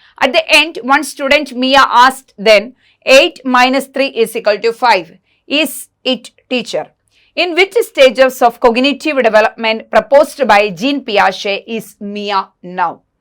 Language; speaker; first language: English; non-native, local second language; Malayalam